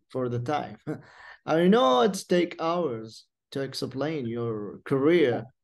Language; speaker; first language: English; non-native, fluent; Arabic